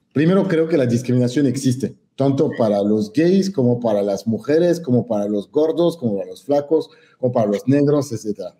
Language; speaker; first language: Spanish; non-native, fluent; French